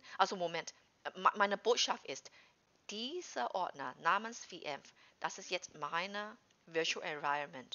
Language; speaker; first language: German; non-native, fluent; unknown